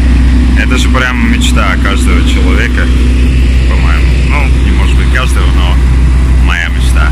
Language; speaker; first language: Russian; non-native, learner; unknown